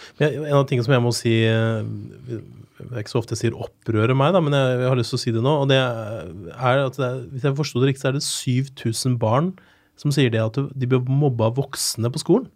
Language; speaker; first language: Norwegian; native; Norwegian